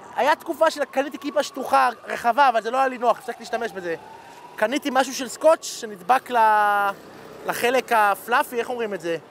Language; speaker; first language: Hebrew; early bilingual, other home language; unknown